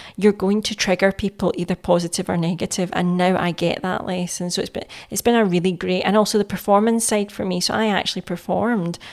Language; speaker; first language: English; native; English